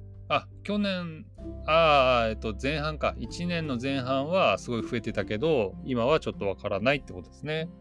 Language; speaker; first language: Japanese; native; Japanese